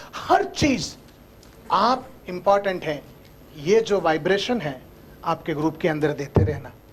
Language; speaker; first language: Hindi; non-native, local second language; Telugu